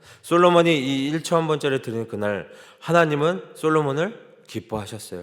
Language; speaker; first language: Korean; native; Korean